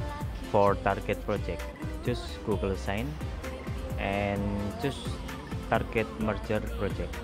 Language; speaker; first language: English; non-native, learner; Indonesian